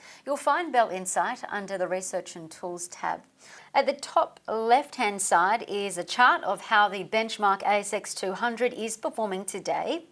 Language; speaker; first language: English; native; English